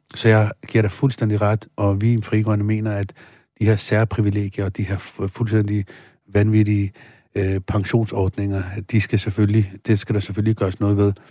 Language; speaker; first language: Danish; early bilingual, other home language; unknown